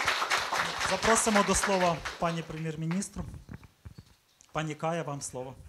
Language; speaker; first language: Ukrainian; native; Ukrainian